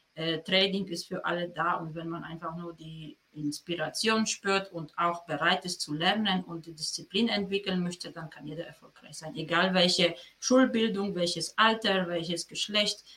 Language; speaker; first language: German; non-native, fluent; Polish